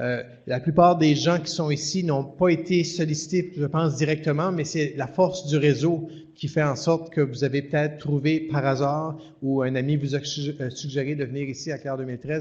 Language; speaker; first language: French; native; French